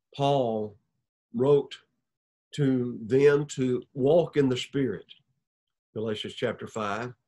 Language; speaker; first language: English; native; English